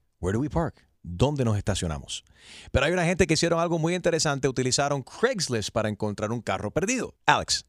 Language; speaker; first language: Spanish; early bilingual, heritage; Spanish